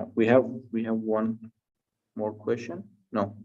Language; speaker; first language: English; non-native, fluent; Armenian